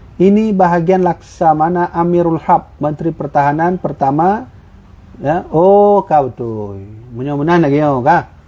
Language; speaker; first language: Malay; non-native, local second language; Achinese